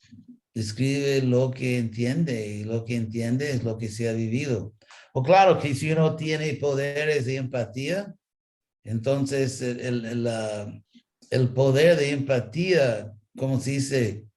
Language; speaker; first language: Spanish; non-native, fluent; English